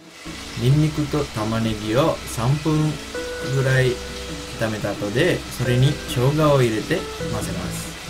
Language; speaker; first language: Japanese; non-native, learner; Sinhala